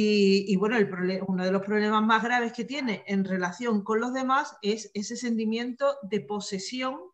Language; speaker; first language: Spanish; native; Spanish